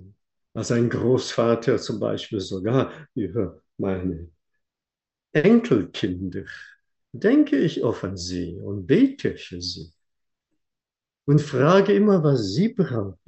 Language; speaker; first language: German; non-native, fluent; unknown